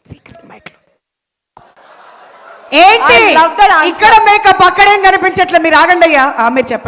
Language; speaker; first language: Telugu; native; Telugu